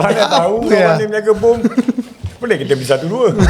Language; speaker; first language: Malay; native; Malay